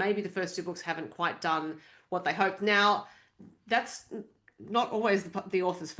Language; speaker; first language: English; native; English